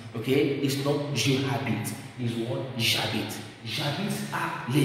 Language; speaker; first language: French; non-native, fluent; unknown